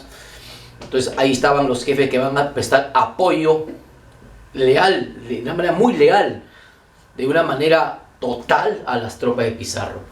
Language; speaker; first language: Spanish; native; Spanish